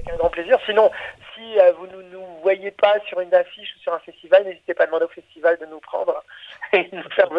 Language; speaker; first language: French; native; French